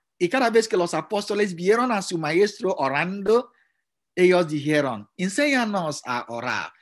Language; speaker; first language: Spanish; non-native, fluent; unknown